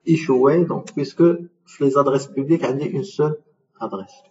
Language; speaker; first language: French; non-native, local second language; Arabic